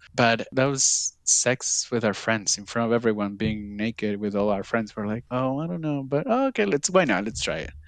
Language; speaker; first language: English; non-native, fluent; Spanish